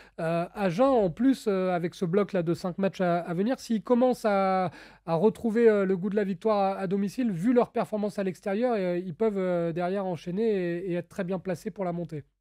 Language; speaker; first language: French; native; French